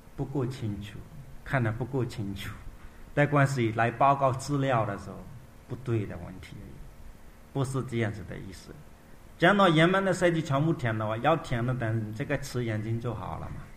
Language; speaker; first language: Chinese; non-native, fluent; Burmese